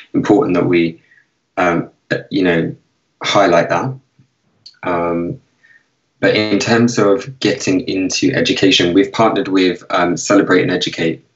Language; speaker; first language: English; native; English